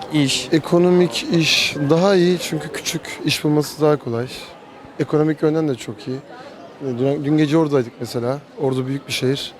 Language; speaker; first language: Turkish; native; Turkish